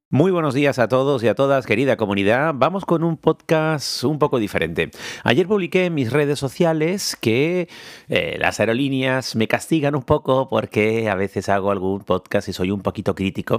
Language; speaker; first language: Spanish; native; Spanish